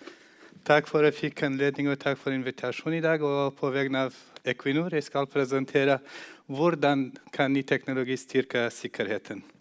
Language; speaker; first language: Norwegian; non-native, fluent; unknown